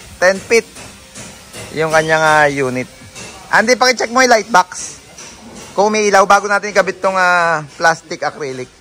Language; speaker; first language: Filipino; native; Filipino